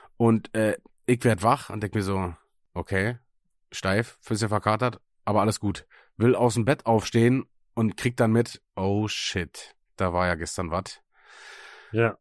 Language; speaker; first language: German; native; German